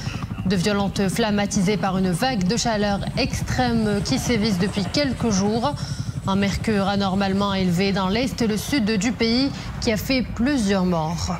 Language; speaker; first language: French; non-native, local second language; Arabic